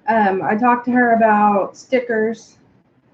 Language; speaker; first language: English; native; English